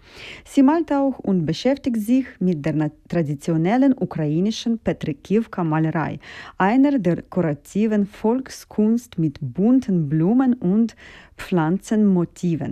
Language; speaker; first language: German; non-native, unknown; Ukrainian